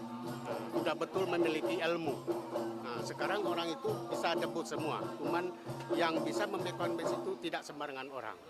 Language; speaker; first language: Indonesian; non-native, local second language; Achinese